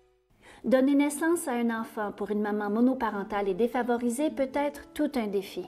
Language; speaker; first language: French; native; French